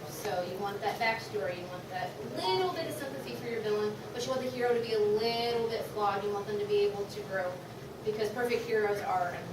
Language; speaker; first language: English; native; English